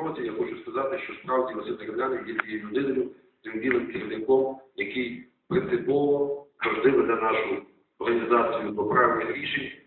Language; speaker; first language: Ukrainian; native; Ukrainian